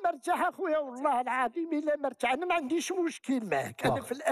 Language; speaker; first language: Arabic; native; Arabic